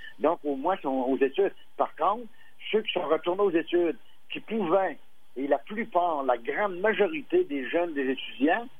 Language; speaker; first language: French; native; French